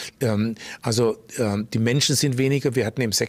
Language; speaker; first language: German; native; German